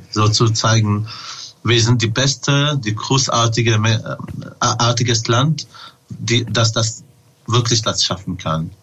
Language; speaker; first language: German; non-native, fluent; Arabic